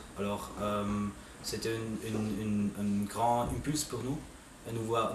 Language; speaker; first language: French; non-native, fluent; German